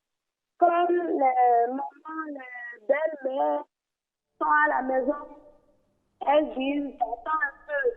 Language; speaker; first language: French; non-native, learner; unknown